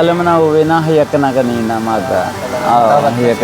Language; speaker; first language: Filipino; non-native, learner; Punjabi